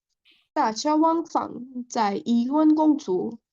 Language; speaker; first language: Chinese; non-native, learner; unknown